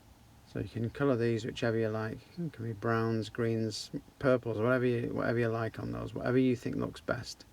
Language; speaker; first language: English; native; English